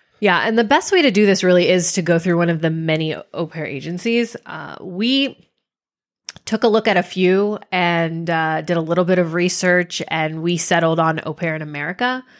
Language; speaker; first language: English; native; English